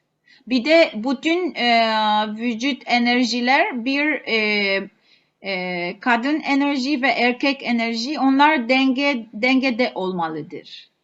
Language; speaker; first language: Turkish; non-native, learner; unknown